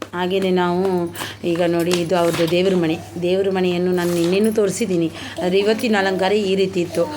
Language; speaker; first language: Kannada; native; Kannada